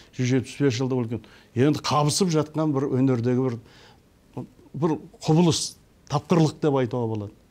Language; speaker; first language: Kazakh; early bilingual, heritage; Kazakh